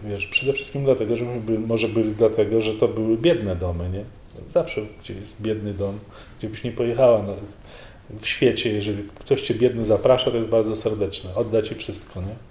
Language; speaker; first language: Polish; native; Polish